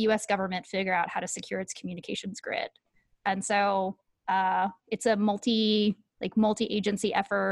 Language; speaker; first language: English; native; English